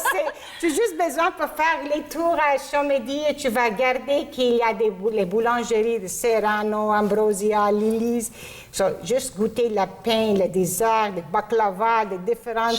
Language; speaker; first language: French; non-native, local second language; Greek